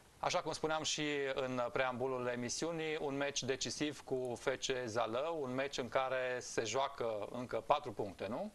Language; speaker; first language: Romanian; native; Romanian